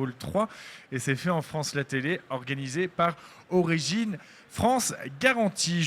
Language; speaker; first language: French; native; French